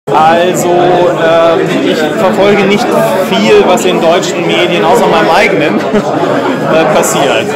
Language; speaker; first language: German; native; German